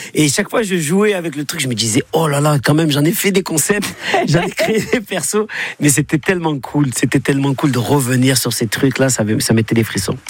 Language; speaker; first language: French; native; French